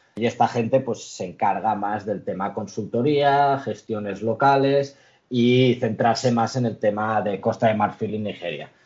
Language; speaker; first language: Spanish; early bilingual, other home language; Arabic